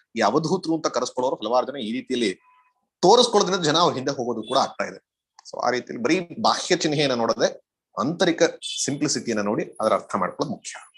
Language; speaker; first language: Kannada; native; Kannada